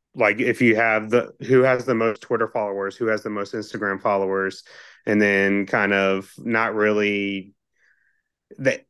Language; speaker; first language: English; native; English